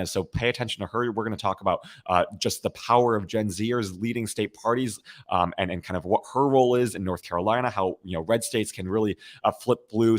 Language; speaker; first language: English; native; English